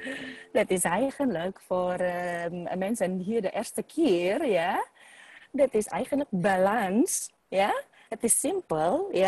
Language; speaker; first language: Dutch; non-native, learner; Indonesian